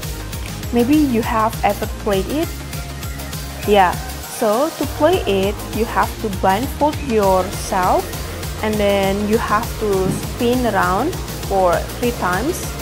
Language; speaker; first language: English; non-native, fluent; Indonesian